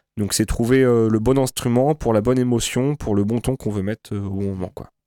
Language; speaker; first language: French; native; French